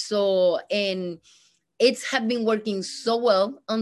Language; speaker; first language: English; non-native, fluent; Spanish